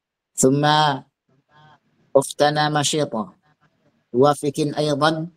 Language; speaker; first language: Arabic; non-native, fluent; Indonesian